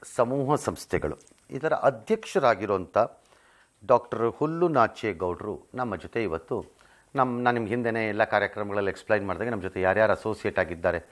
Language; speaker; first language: Kannada; native; Kannada